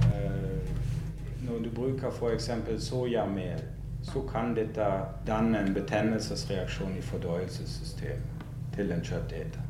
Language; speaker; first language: Norwegian; non-native, fluent; German